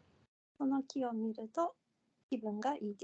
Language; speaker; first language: Japanese; non-native, fluent; Korean